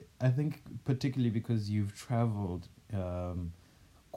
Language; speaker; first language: English; non-native, local second language; North Ndebele